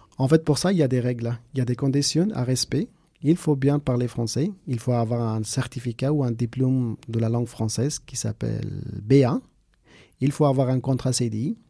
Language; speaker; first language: French; non-native, fluent; Persian